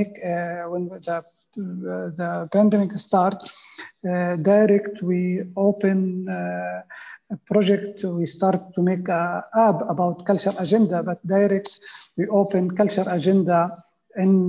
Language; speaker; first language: English; non-native, fluent; Arabic